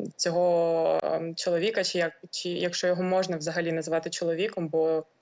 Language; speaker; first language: Ukrainian; native; Ukrainian